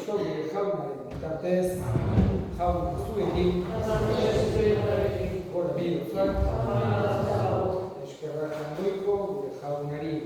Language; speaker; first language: Basque; native; Basque